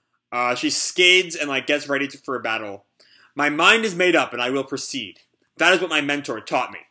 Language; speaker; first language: English; native; English